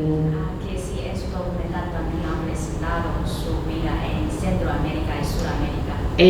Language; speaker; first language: Spanish; non-native, fluent; Chinese